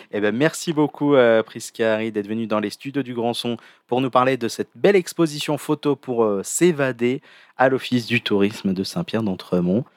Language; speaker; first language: French; native; French